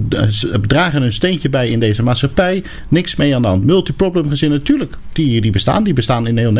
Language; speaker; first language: Dutch; native; Dutch